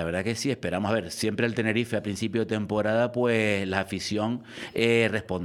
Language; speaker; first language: Spanish; native; Spanish